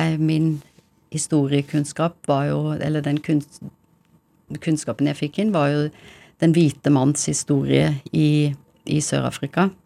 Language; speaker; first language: Norwegian; early bilingual, heritage; English